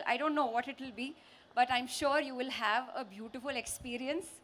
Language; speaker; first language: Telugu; non-native, local second language; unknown